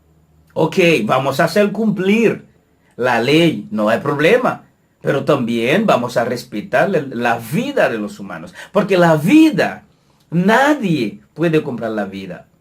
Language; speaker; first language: Spanish; non-native, fluent; Haitian Creole